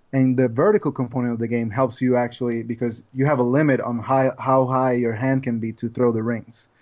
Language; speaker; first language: English; non-native, fluent; Spanish